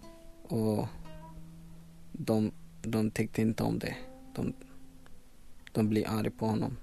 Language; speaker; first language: Swedish; non-native, learner; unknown